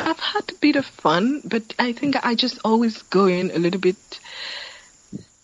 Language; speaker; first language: English; non-native, local second language; Yoruba